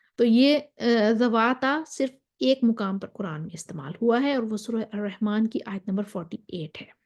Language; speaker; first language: Urdu; native; Urdu